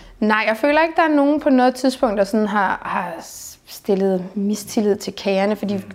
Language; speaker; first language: Danish; native; Danish